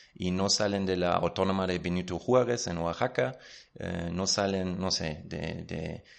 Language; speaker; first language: Spanish; non-native, fluent; German